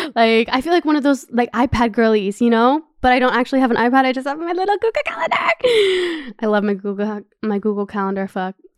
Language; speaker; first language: English; native; English